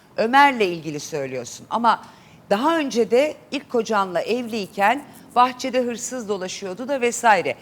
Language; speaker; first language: Turkish; native; Turkish